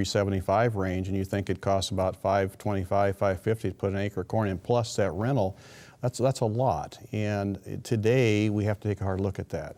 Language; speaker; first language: English; native; English